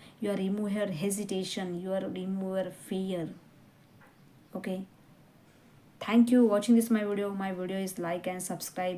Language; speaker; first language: English; non-native, learner; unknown